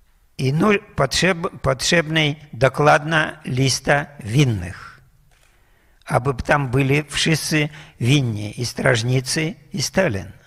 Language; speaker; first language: Polish; non-native, fluent; Russian